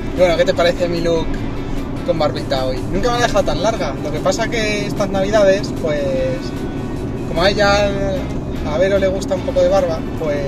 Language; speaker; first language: Spanish; native; Spanish